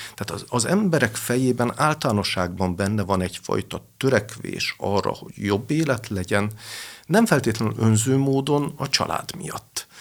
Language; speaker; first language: Hungarian; native; Hungarian